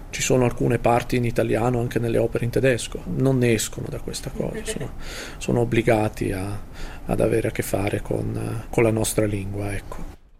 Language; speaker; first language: Italian; native; Italian